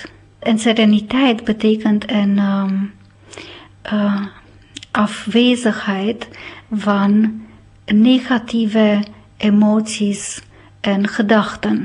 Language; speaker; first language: Dutch; non-native, fluent; Romanian